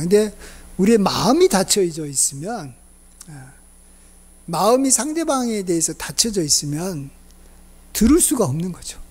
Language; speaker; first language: Korean; native; Korean